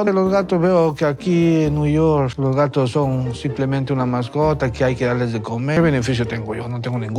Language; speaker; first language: Spanish; native; Spanish